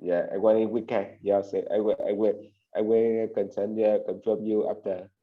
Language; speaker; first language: English; non-native, learner; Vietnamese